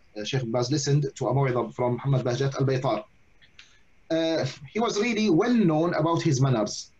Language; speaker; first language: English; non-native, fluent; Arabic